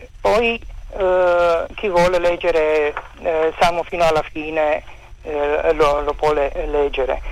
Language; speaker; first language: Italian; non-native, fluent; Romanian